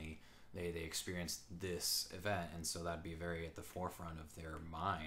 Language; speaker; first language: English; native; English